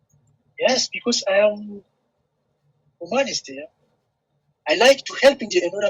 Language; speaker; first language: English; non-native, learner; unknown